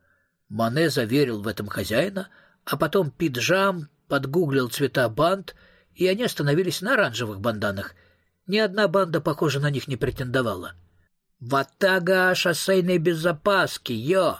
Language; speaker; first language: Russian; native; Russian